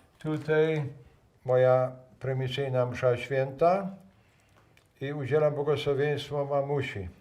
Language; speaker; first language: Polish; native; Polish